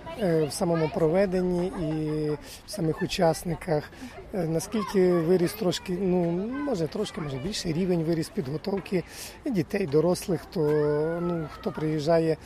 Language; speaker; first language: Ukrainian; native; Ukrainian